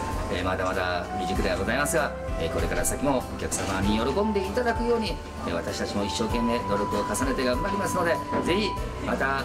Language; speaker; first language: Japanese; native; Japanese